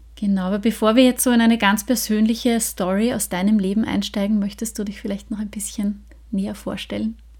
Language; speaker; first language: German; native; German